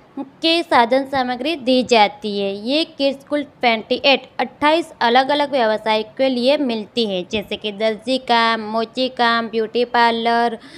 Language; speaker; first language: Hindi; non-native, local second language; Gujarati